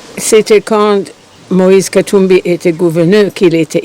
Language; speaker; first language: French; non-native, fluent; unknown